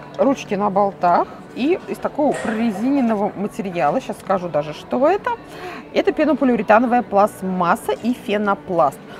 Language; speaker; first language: Russian; native; Russian